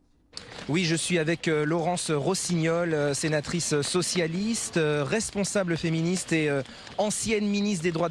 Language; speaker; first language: French; native; French